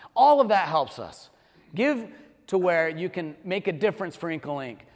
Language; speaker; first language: English; early bilingual, heritage; English